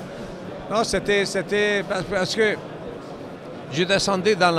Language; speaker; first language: French; non-native, learner; Italian